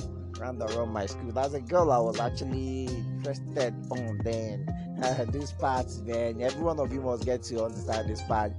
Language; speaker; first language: English; non-native, local second language; Yoruba